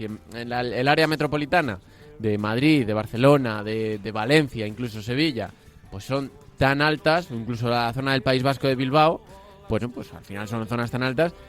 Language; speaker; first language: Spanish; native; Spanish